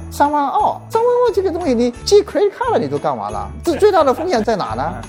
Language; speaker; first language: Chinese; native; Chinese